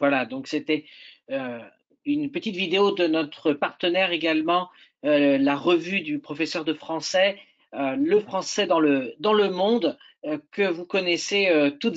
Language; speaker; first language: French; native; French